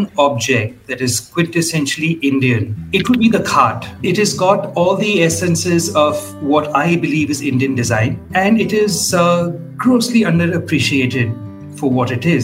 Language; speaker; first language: English; non-native, local second language; Hindi